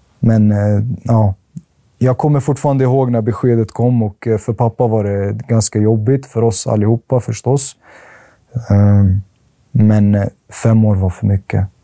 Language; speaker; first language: Swedish; early bilingual, other home language; Arabic